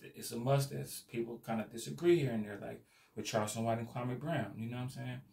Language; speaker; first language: English; native; English